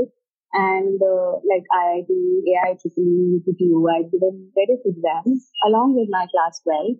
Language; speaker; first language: English; non-native, local second language; Hindi